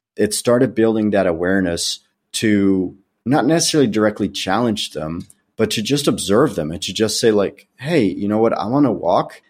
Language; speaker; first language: English; non-native, fluent; Dutch